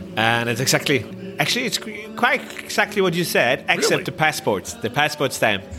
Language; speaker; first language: English; non-native, fluent; Swiss German